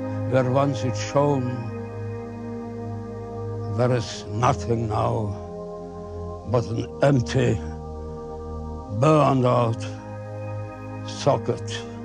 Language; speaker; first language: English; non-native, fluent; German